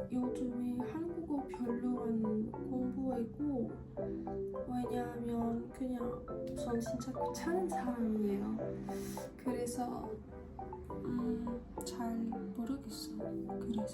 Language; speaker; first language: Korean; non-native, learner; French